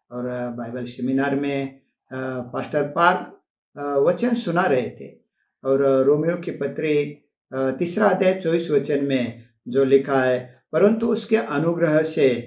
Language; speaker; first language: Hindi; non-native, local second language; Marathi